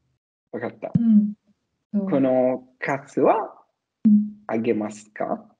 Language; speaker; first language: Japanese; non-native, learner; Italian